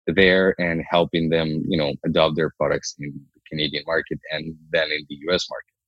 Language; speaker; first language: English; non-native, fluent; Ukrainian